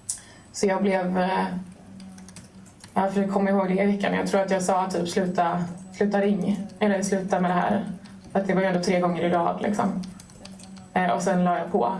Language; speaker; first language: Swedish; native; Swedish